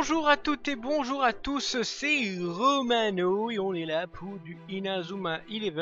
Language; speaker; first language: French; native; French